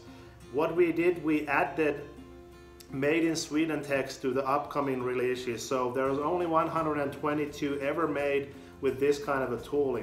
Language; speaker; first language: English; non-native, fluent; Finnish